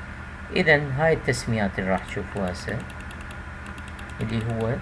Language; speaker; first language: Arabic; native; Arabic